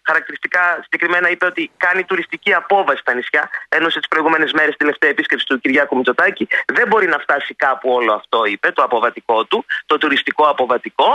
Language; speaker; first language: Greek; native; Greek